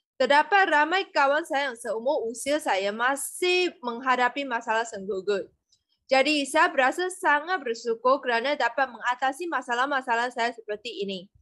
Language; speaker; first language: Malay; non-native, local second language; Chinese